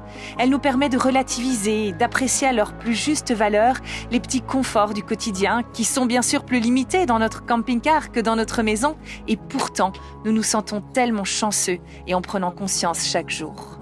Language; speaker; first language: French; native; French